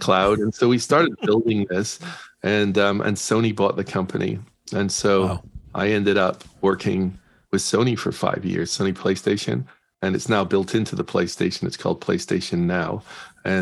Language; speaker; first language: English; native; English